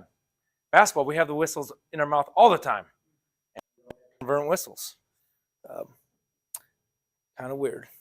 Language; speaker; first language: English; native; English